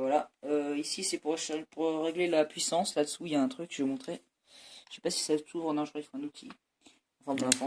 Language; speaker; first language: French; native; French